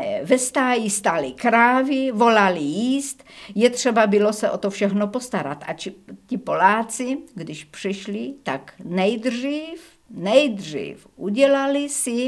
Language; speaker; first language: Czech; early bilingual, heritage; Czech